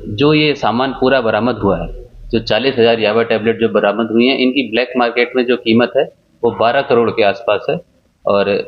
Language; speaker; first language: Hindi; non-native, local second language; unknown